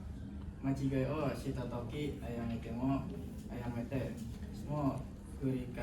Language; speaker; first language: Japanese; non-native, learner; Indonesian